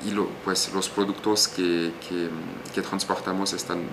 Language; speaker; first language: Spanish; non-native, fluent; French